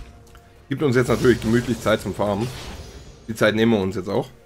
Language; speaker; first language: German; native; German